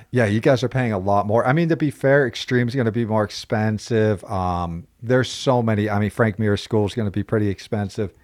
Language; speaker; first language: English; native; English